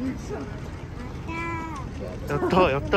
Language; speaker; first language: Japanese; native; Japanese